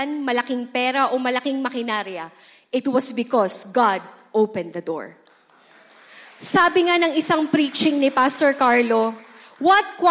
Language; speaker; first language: English; non-native, local second language; Bikol